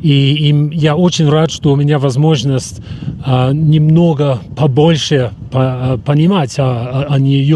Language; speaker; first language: Russian; non-native, fluent; English